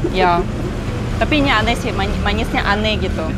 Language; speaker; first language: Indonesian; non-native, fluent; Russian